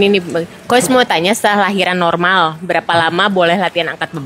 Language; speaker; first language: Indonesian; native; Indonesian